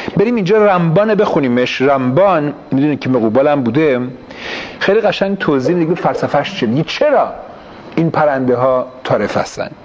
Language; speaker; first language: Persian; early bilingual, heritage; Persian